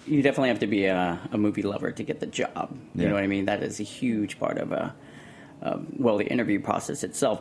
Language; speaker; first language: English; native; English